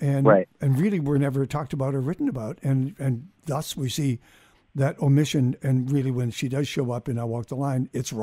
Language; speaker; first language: English; native; English